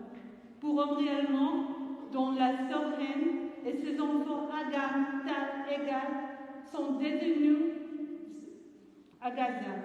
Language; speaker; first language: French; non-native, fluent; Hebrew